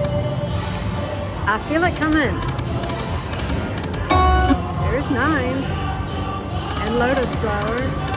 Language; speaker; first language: English; native; English